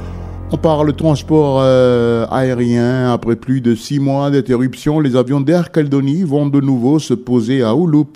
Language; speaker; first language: French; native; French